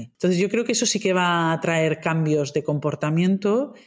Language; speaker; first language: Spanish; native; Spanish